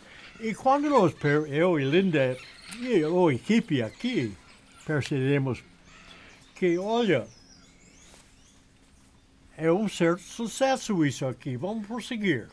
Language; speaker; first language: Portuguese; non-native, learner; English